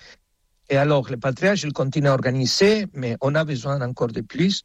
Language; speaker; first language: French; non-native, fluent; Spanish